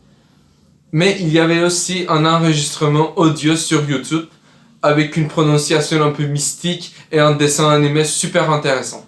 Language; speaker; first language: French; non-native, fluent; Turkish